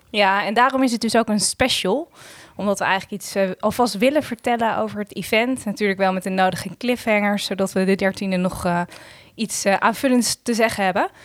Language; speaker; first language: Dutch; native; Dutch